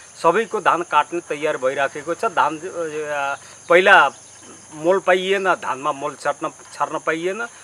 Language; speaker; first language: Nepali; native; Nepali